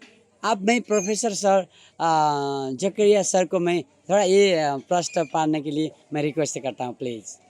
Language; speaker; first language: Hindi; non-native, learner; Nepali